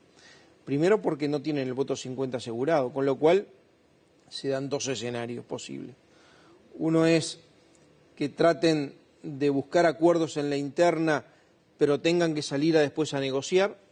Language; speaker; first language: Spanish; native; Spanish